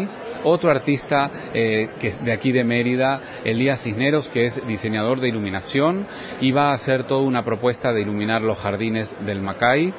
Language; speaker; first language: Spanish; native; Spanish